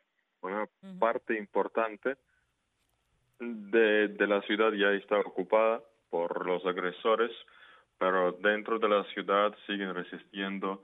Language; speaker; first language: Spanish; non-native, fluent; Ukrainian